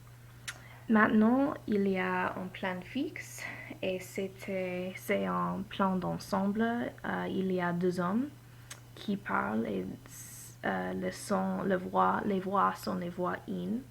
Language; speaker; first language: French; non-native, learner; English